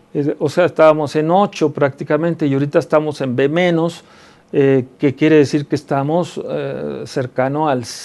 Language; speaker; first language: Spanish; native; Spanish